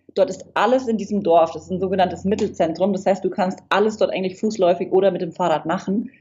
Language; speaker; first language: German; non-native, fluent; English